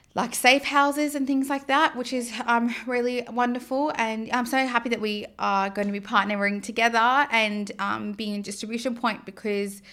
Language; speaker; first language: English; native; English